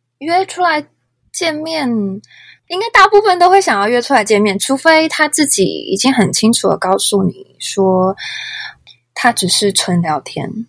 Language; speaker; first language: Chinese; native; Chinese